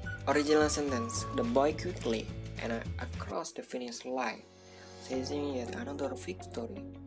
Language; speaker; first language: English; non-native, learner; Indonesian